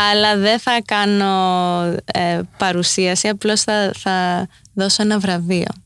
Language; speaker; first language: Greek; early bilingual, heritage; Greek